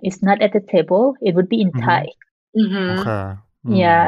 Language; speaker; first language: English; non-native, fluent; French